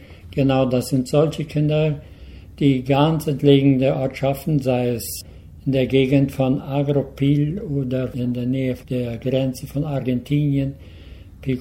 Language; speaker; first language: German; early bilingual, heritage; Low German